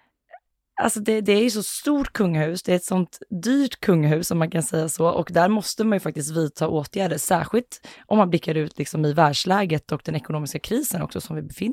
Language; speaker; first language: Swedish; native; Swedish